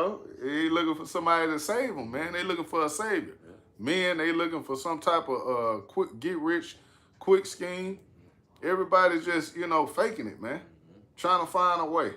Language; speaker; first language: English; native; English